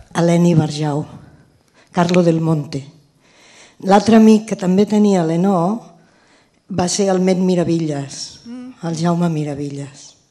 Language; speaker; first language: Catalan; early bilingual, heritage; Catalan